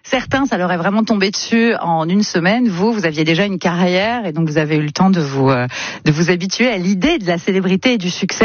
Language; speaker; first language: French; native; French